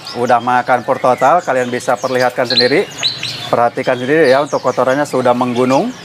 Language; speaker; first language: Indonesian; native; Indonesian